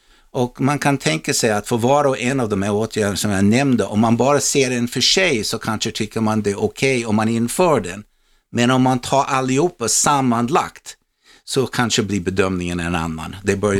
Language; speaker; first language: Swedish; non-native, fluent; English